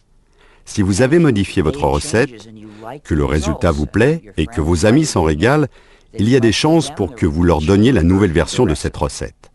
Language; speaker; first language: French; native; French